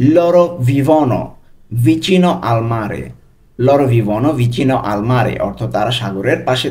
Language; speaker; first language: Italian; non-native, local second language; Bangla